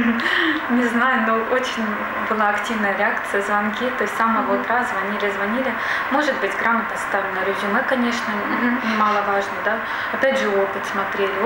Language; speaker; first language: Russian; native; Russian